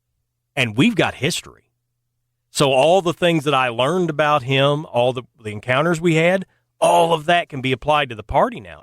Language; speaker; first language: English; native; English